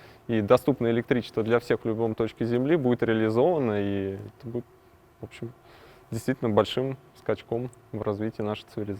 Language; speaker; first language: Russian; native; Russian